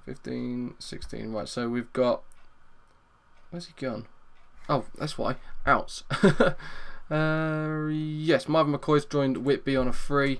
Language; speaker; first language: English; native; English